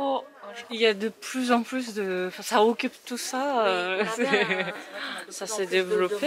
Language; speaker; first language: French; non-native, fluent; Japanese